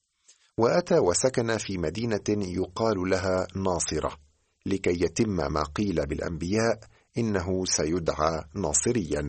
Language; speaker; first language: Arabic; native; Arabic